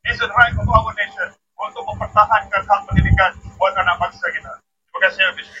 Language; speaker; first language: Malay; native; Malay